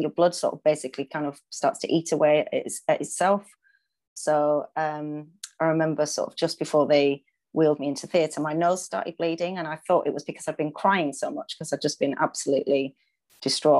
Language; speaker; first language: English; native; English